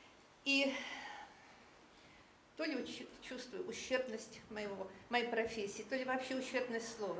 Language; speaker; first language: Russian; native; Russian